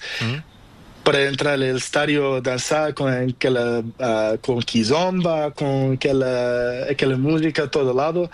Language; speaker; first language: Spanish; non-native, learner; Portuguese